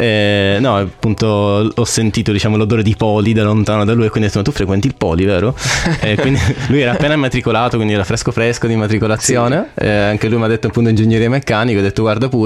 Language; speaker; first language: Italian; native; Italian